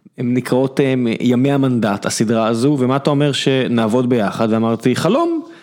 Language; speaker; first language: Hebrew; native; Hebrew